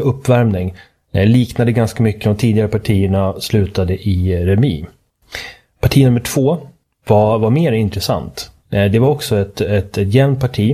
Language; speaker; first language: Swedish; native; Swedish